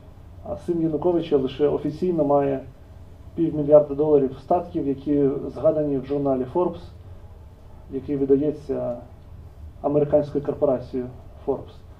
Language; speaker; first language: Ukrainian; native; Ukrainian